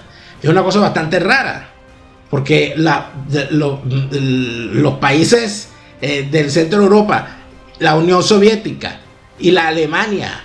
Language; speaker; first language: Spanish; native; Spanish